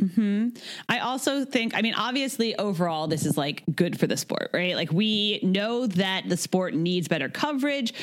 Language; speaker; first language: English; native; English